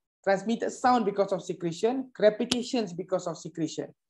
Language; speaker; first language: English; non-native, local second language; Malay